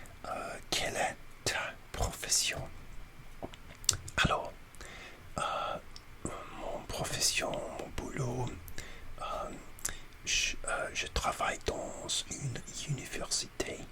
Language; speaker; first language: French; non-native, learner; English